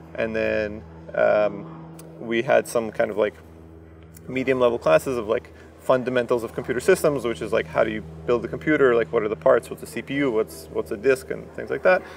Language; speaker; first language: English; early bilingual, other home language; Russian